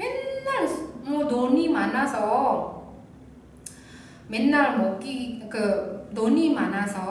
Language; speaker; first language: Korean; non-native, fluent; Indonesian